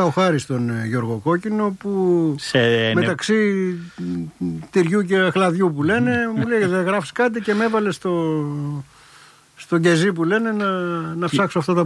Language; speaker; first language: Greek; native; Greek